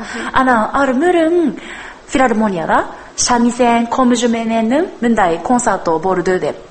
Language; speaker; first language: Kyrgyz; non-native, learner; Japanese